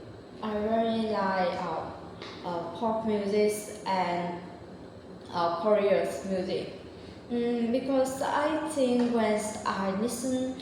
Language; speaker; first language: English; non-native, learner; Vietnamese